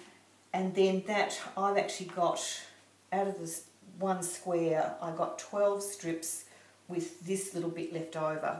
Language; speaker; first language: English; native; English